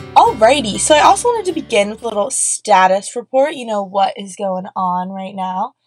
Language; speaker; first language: English; native; English